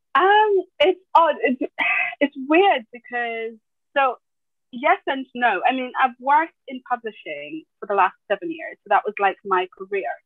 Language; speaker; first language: English; early bilingual, other home language; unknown